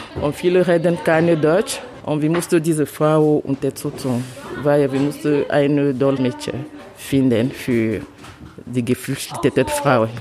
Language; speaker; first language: German; non-native, learner; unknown